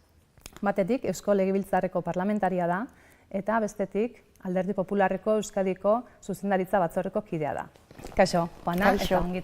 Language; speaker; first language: Basque; native; Basque